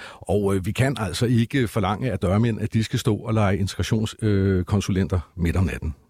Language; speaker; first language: Danish; native; Danish